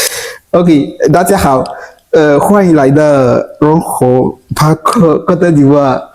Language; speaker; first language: Chinese; non-native, learner; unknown